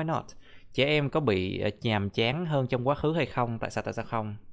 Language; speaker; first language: Vietnamese; native; Vietnamese